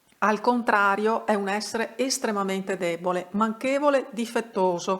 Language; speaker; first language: Italian; native; Italian